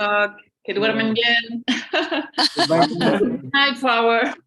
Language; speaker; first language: Spanish; non-native, learner; French